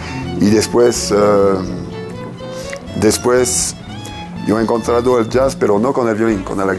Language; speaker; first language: Spanish; non-native, learner; French